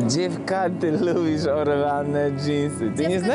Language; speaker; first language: Russian; non-native, learner; Polish